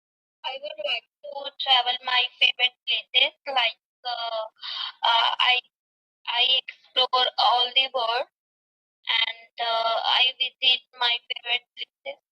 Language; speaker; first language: English; non-native, learner; Punjabi